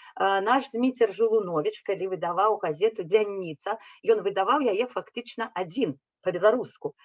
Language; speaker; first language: Belarusian; native; Belarusian